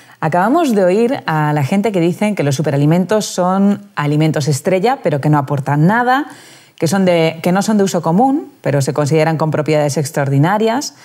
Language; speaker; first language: Spanish; native; Spanish